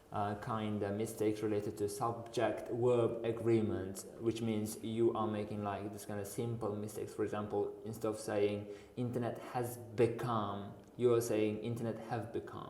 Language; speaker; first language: English; non-native, fluent; Uzbek